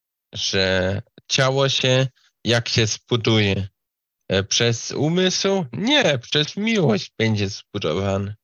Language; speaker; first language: Polish; non-native, learner; Slovak